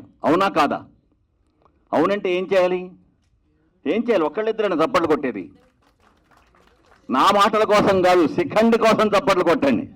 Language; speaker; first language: Telugu; native; Telugu